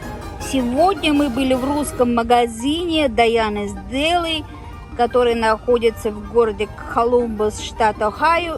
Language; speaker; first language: Russian; non-native, local second language; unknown